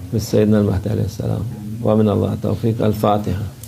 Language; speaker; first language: English; non-native, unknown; Turkish